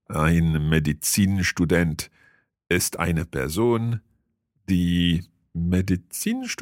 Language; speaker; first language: German; non-native, fluent; English